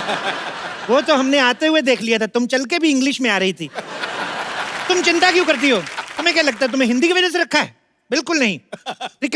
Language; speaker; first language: Hindi; native; Hindi